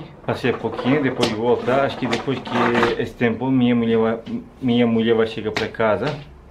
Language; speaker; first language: Portuguese; non-native, learner; Turkish